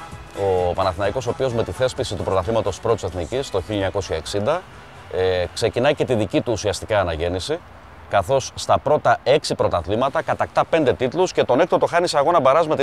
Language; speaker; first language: Greek; native; Greek